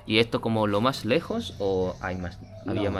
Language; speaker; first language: Spanish; non-native, fluent; Indonesian